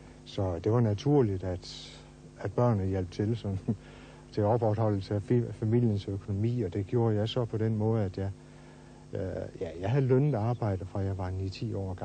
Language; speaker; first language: Danish; native; Danish